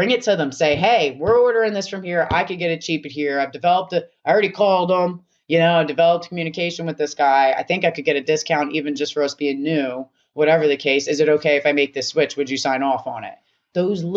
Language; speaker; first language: English; native; English